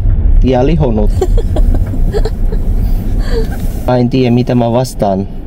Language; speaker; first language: Finnish; non-native, learner; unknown